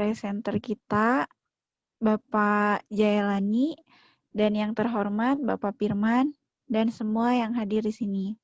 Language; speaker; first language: Indonesian; native; Indonesian